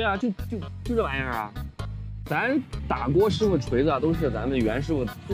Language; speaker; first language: Chinese; native; Chinese